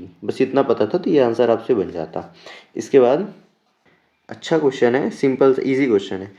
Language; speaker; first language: Hindi; native; Hindi